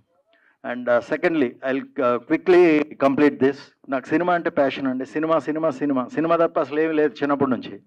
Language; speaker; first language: Telugu; native; Telugu